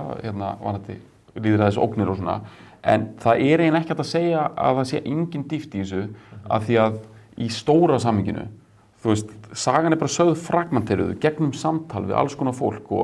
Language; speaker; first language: Icelandic; native; Icelandic